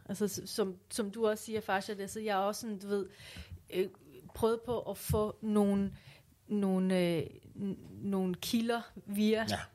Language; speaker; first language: Danish; non-native, fluent; Persian